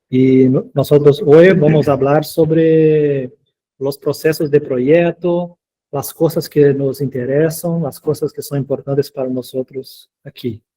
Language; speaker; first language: Spanish; non-native, fluent; Portuguese